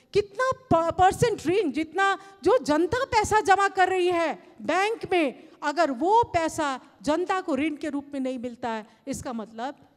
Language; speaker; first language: Hindi; non-native, local second language; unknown